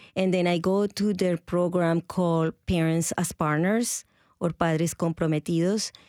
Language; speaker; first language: English; non-native, fluent; Spanish